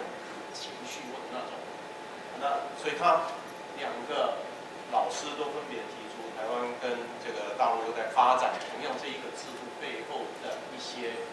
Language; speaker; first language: Chinese; native; Chinese